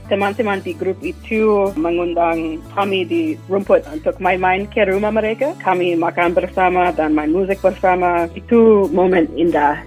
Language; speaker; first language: Indonesian; non-native, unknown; English